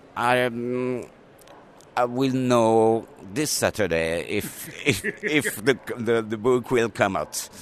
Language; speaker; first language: English; non-native, learner; French